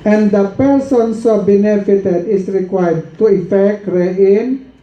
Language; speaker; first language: English; non-native, local second language; Filipino